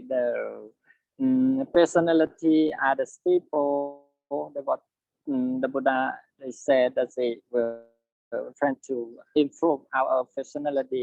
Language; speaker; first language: English; non-native, learner; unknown